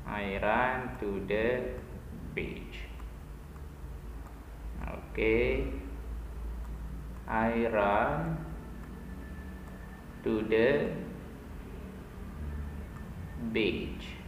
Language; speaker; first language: English; non-native, fluent; Indonesian